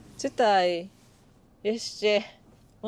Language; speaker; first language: Polish; non-native, learner; Japanese